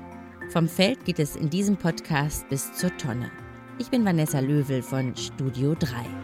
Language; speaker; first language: German; native; German